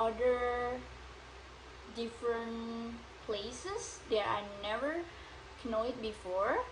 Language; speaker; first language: English; non-native, learner; Indonesian